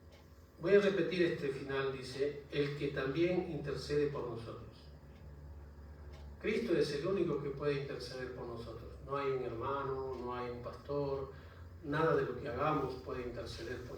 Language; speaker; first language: Spanish; native; Spanish